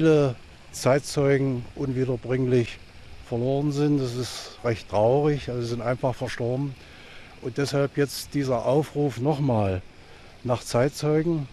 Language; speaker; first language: German; native; German